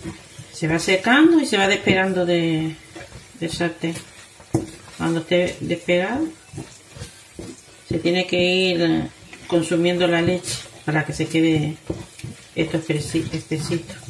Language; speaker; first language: Spanish; native; Spanish